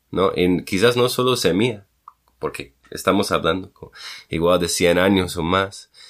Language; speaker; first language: Spanish; non-native, fluent; English